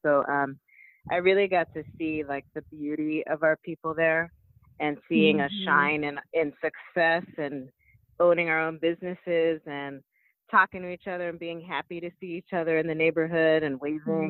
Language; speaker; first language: English; native; English